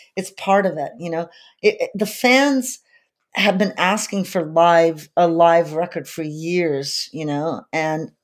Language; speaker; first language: English; native; English